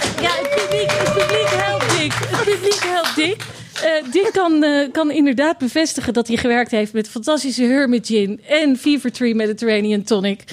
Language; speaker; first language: Dutch; native; Dutch